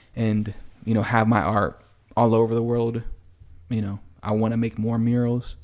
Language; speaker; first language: English; early bilingual, other home language; Spanish